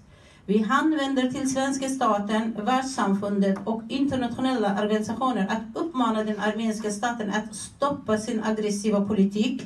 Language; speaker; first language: Swedish; non-native, fluent; Azerbaijani